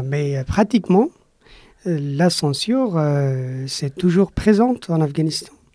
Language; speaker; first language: French; non-native, fluent; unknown